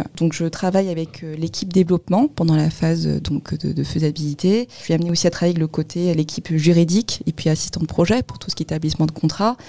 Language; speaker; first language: French; native; French